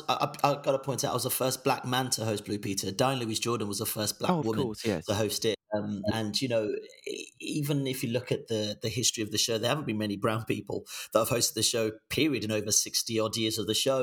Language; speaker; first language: English; non-native, local second language; Yoruba